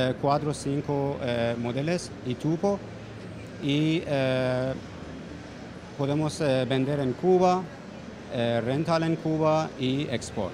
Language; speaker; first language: Spanish; non-native, learner; Persian